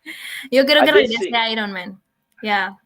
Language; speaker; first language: Spanish; native; Spanish